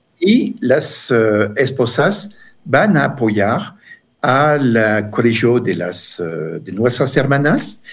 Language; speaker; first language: Spanish; non-native, fluent; French